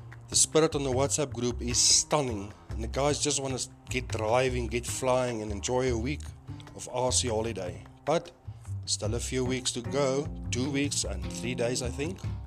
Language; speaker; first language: English; non-native, local second language; Afrikaans